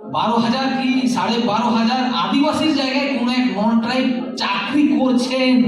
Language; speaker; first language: Bangla; native; Bangla